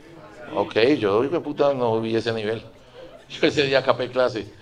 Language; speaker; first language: Spanish; native; Spanish